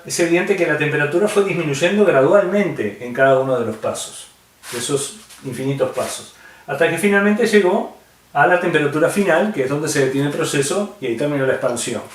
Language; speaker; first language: Spanish; native; Spanish